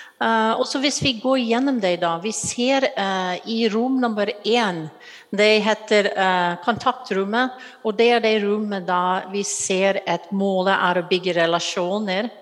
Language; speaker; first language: Norwegian; non-native, fluent; English